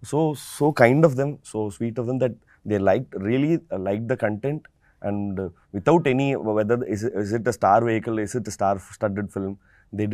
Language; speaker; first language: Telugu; non-native, fluent; Tamil